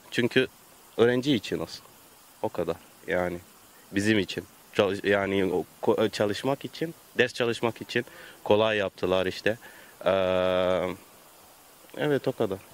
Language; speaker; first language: Turkish; non-native, learner; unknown